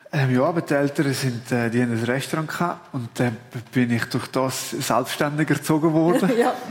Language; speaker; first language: German; native; German